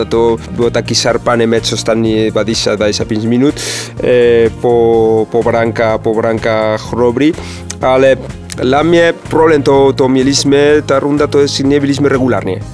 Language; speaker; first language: Polish; non-native, fluent; Spanish